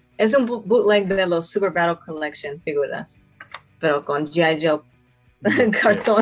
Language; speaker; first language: Spanish; early bilingual, heritage; Spanish